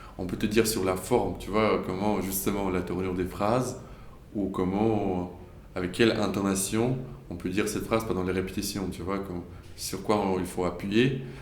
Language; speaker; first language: French; non-native, fluent; Russian